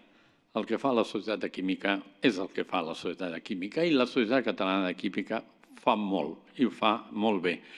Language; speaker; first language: Catalan; native; Catalan